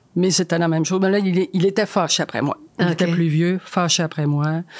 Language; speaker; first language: French; native; French